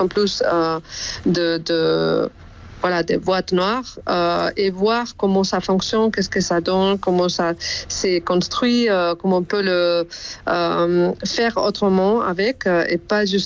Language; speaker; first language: French; non-native, fluent; Spanish